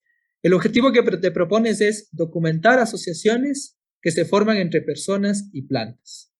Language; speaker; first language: Spanish; native; Spanish